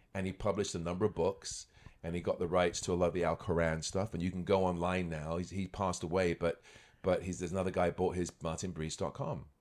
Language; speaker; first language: English; native; English